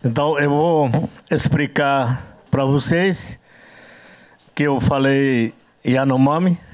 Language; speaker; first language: Portuguese; non-native, learner; Yanomámi